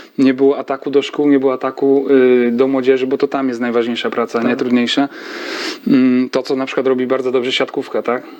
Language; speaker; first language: Polish; native; Polish